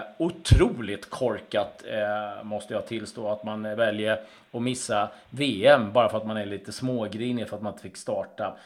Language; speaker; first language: Swedish; native; Swedish